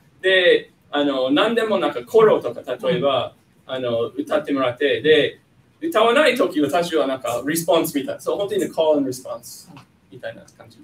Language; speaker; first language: Japanese; non-native, fluent; English